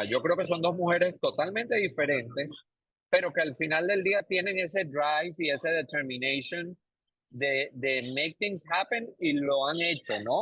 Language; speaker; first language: Spanish; native; Spanish